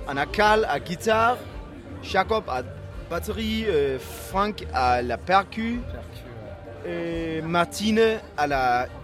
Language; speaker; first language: French; non-native, learner; Danish